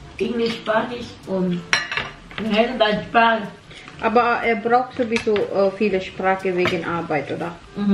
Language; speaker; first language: German; non-native, learner; Filipino